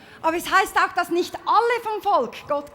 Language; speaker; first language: German; native; German